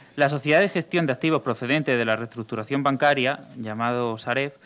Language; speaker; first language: Spanish; native; Spanish